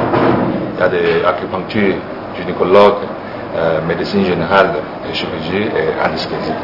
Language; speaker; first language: French; non-native, fluent; Chinese